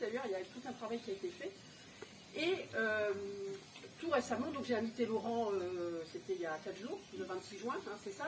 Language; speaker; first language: French; native; French